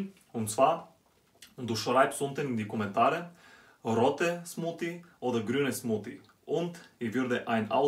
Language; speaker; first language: German; non-native, fluent; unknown